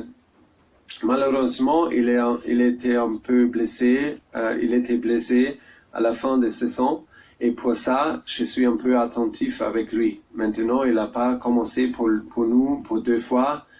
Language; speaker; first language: French; non-native, learner; German